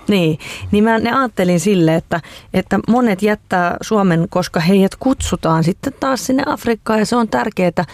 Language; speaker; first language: Finnish; native; Finnish